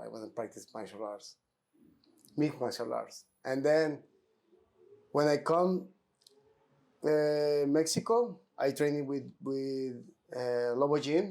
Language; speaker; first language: English; non-native, learner; Spanish